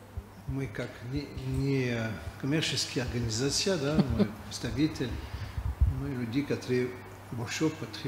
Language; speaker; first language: Russian; non-native, fluent; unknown